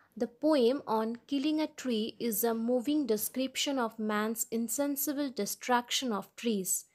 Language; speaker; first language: English; non-native, local second language; Bangla